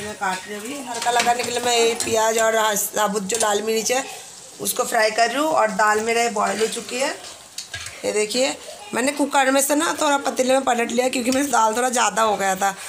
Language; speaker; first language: Hindi; native; Hindi